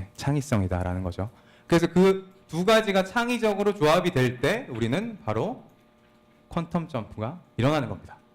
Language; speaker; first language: Korean; native; Korean